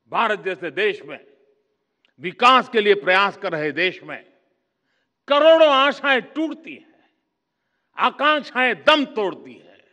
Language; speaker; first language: Hindi; non-native, local second language; Gujarati